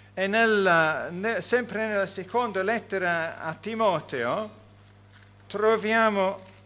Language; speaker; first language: Italian; non-native, fluent; English